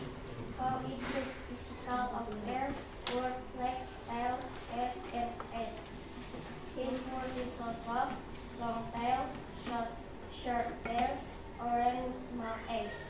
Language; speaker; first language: English; non-native, learner; Indonesian